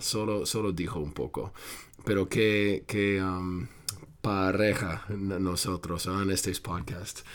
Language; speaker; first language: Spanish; non-native, fluent; English